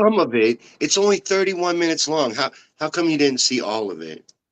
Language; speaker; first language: English; native; English